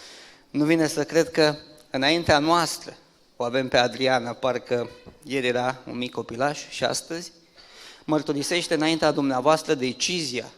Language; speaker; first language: Romanian; native; Romanian